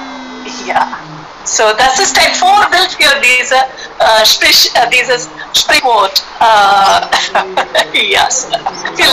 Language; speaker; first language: German; non-native, learner; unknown